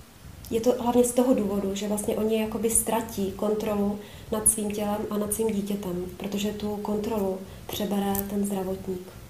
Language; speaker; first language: Czech; native; Czech